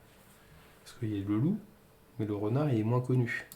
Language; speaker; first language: French; native; French